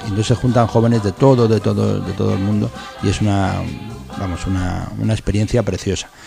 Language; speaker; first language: Spanish; native; Spanish